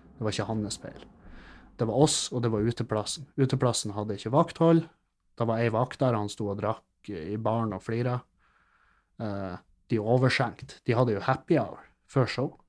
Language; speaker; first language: Norwegian; native; Norwegian